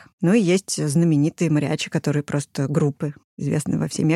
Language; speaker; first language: Russian; native; Russian